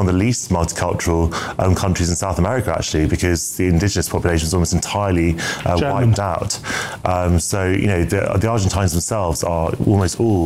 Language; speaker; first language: English; native; English